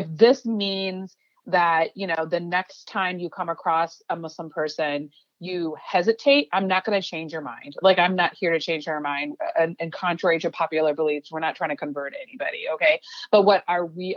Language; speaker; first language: English; early bilingual, other home language; Urdu